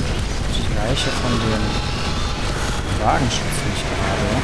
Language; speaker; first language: German; native; German